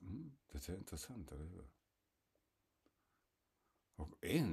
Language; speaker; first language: Swedish; non-native, fluent; German